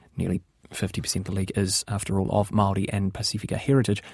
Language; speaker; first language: English; native; English